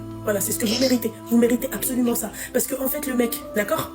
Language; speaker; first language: French; native; French